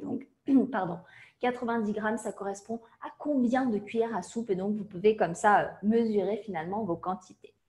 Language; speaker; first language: French; native; French